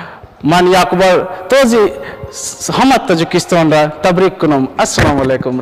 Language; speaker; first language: Persian; non-native, learner; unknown